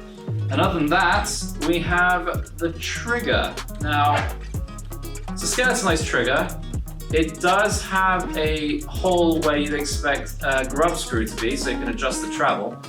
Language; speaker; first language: English; native; English